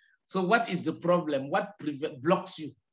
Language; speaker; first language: English; non-native, learner; Arabic